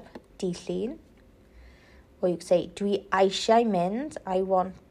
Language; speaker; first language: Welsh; non-native, local second language; English